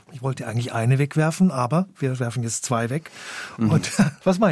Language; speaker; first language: German; native; German